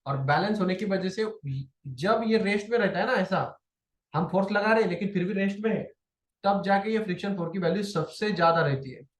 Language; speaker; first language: Hindi; non-native, local second language; Marathi